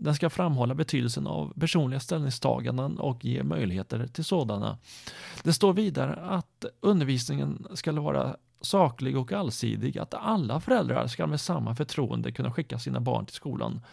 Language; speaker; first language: Swedish; native; Swedish